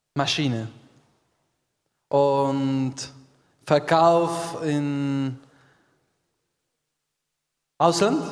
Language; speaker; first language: German; non-native, learner; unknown